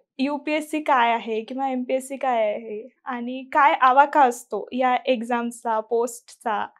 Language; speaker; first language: Marathi; native; Marathi